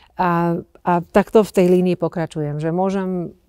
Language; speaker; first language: Slovak; non-native, local second language; Hungarian